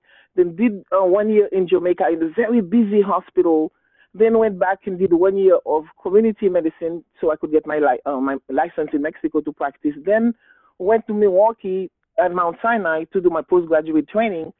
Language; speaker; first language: English; non-native, fluent; Haitian Creole